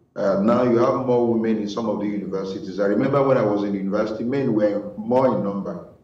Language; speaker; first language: English; non-native, local second language; Igbo